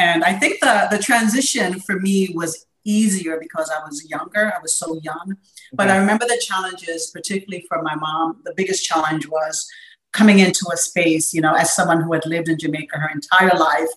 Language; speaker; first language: English; native; English